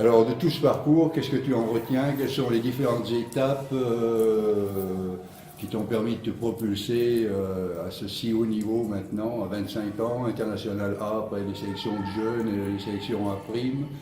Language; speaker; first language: French; native; French